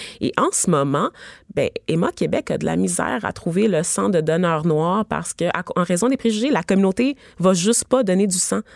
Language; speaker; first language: French; native; French